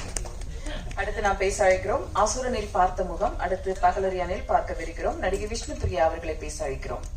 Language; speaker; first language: Tamil; native; Tamil